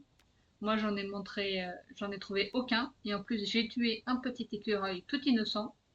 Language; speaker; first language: French; native; French